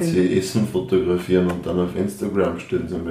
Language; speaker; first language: German; native; German